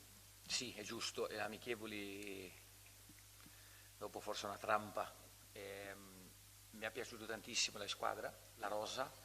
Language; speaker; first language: Italian; non-native, fluent; Portuguese